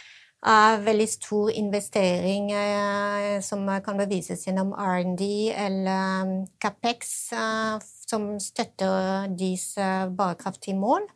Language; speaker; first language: Norwegian; non-native, fluent; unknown